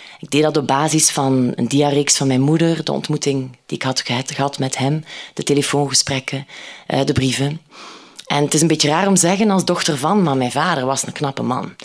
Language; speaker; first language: Dutch; native; Dutch